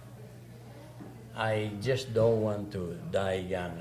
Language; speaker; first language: English; non-native, fluent; Greek